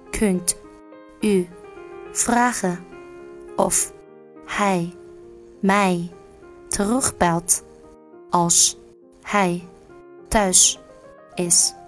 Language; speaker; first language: Dutch; non-native, learner; Chinese